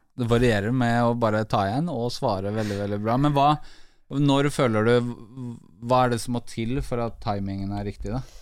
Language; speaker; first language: Norwegian; native; Norwegian